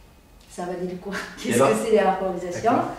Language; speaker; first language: French; non-native, learner; Japanese